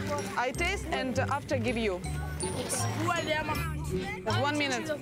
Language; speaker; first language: English; non-native, learner; Russian